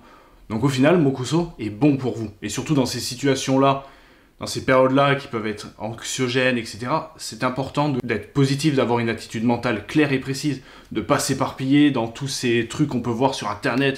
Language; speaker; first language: French; native; French